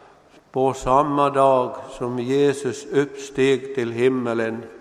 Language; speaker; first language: Swedish; non-native, local second language; Finnish